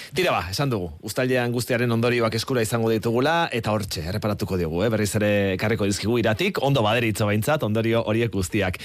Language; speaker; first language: Basque; native; Basque